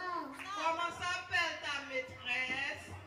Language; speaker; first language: French; non-native, local second language; Haitian Creole